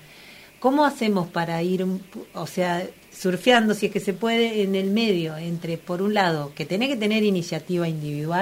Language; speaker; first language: Spanish; native; Spanish